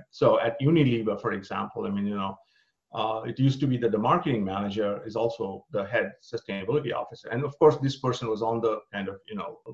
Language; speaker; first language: English; non-native, local second language; Bangla